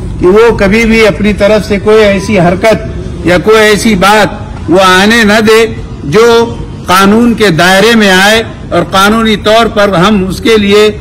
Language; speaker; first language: Urdu; native; Urdu